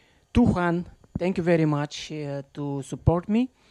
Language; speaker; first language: English; non-native, learner; Romanian